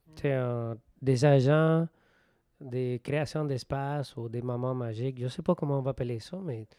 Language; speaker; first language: French; non-native, fluent; Spanish